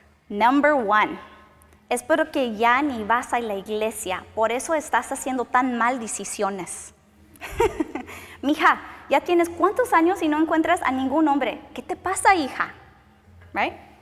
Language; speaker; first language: Spanish; early bilingual, other home language; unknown